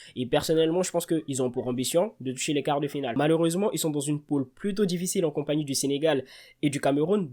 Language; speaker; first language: French; early bilingual, other home language; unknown